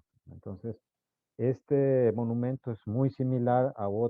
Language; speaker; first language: Spanish; native; Spanish